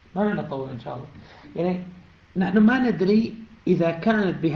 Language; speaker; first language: Arabic; native; Arabic